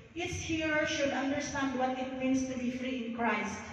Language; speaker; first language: English; non-native, local second language; Filipino